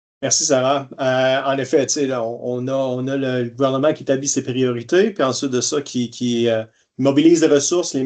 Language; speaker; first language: French; native; French